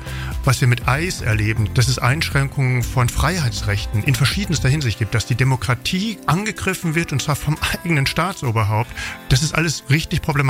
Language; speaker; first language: German; native; German